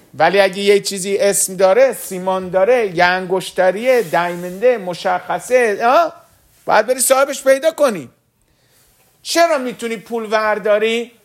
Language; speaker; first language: Persian; early bilingual, heritage; Persian